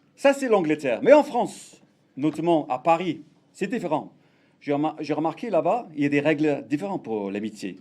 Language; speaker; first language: French; non-native, fluent; English